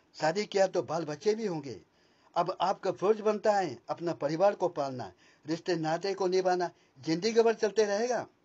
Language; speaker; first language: Hindi; non-native, local second language; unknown